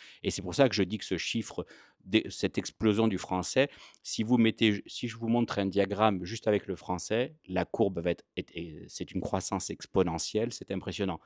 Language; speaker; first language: French; native; French